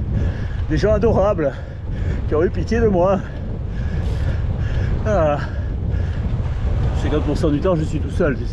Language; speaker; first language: French; native; French